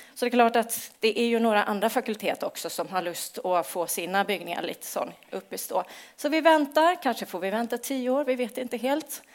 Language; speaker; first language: Swedish; native; Swedish